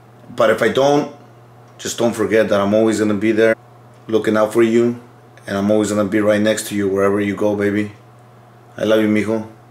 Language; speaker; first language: English; early bilingual, other home language; Spanish